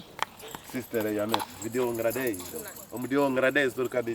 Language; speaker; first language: Swedish; non-native, fluent; Lingala